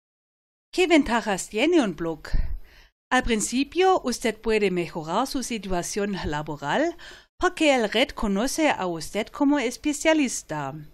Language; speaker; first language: Spanish; non-native, fluent; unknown